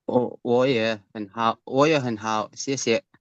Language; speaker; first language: Chinese; non-native, learner; Indonesian